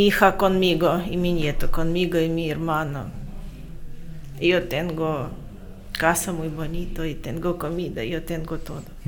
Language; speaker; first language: Spanish; non-native, learner; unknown